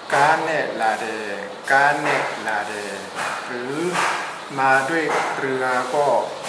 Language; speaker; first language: Thai; non-native, fluent; Burmese